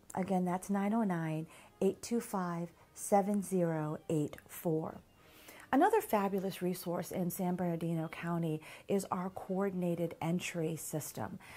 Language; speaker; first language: English; native; English